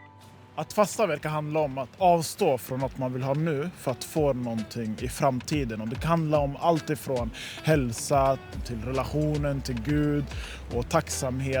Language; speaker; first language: Swedish; native; Swedish